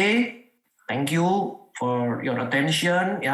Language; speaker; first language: English; non-native, learner; Indonesian